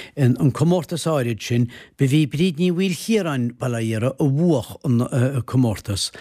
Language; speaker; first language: Irish; native; Irish